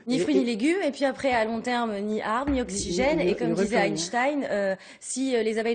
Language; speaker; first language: French; native; French